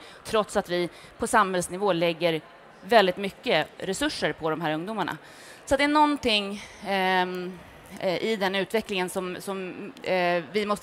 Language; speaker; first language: Swedish; native; Swedish